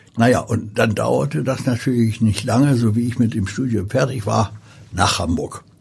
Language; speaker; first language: German; early bilingual, other home language; Polish